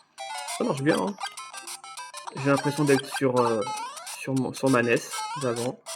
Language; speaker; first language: French; native; French